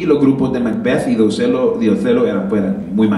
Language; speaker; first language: Spanish; native; Spanish